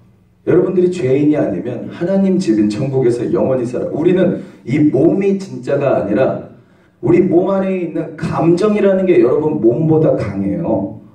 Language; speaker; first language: Korean; native; Korean